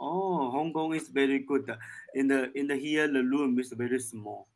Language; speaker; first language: English; non-native, learner; Chinese